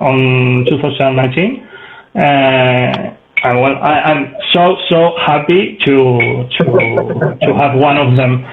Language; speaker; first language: English; non-native, learner; Spanish